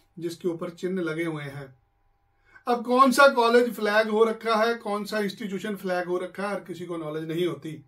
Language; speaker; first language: Hindi; non-native, local second language; Punjabi